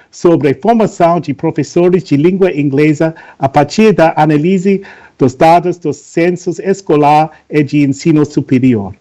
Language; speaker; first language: Portuguese; non-native, learner; English